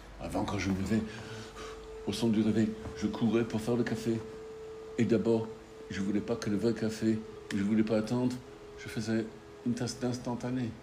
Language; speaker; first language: French; non-native, fluent; English